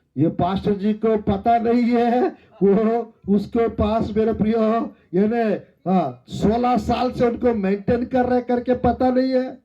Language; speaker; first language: Hindi; non-native, local second language; Telugu